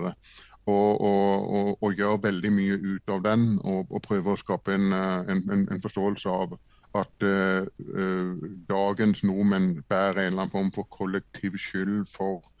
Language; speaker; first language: Norwegian; native; Norwegian